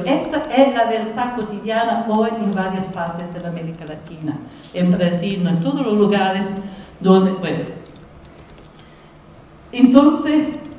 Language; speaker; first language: Italian; native; Italian